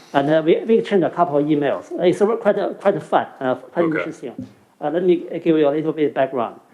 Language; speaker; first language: English; non-native, fluent; Chinese